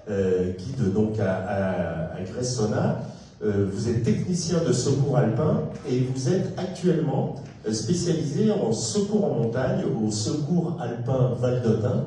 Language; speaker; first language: French; native; French